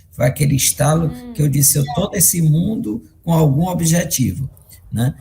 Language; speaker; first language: Portuguese; native; Portuguese